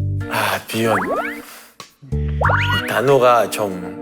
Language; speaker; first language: Korean; non-native, learner; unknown